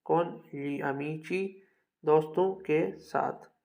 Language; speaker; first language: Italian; non-native, fluent; Urdu